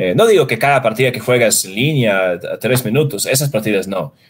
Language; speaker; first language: Spanish; non-native, fluent; Swedish